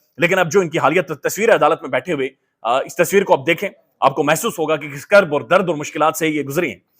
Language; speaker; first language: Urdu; native; Urdu